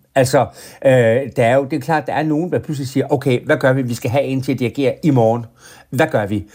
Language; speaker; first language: Danish; native; Danish